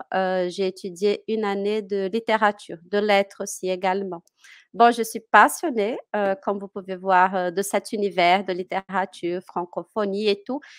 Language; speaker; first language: French; non-native, fluent; Portuguese